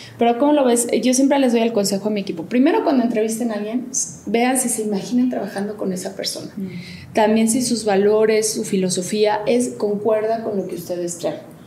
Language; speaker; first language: Spanish; native; Spanish